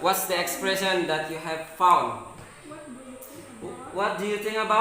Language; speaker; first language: English; non-native, fluent; Indonesian